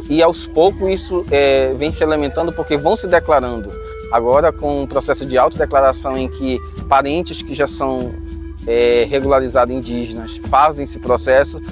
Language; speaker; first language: Portuguese; native; Portuguese